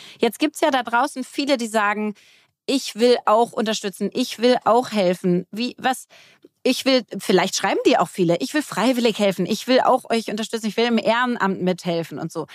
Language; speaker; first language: German; native; German